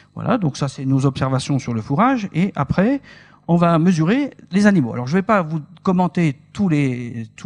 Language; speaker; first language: French; native; French